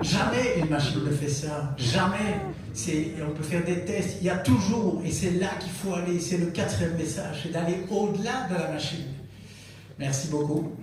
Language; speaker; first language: French; native; French